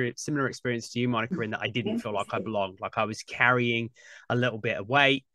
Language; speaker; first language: English; native; English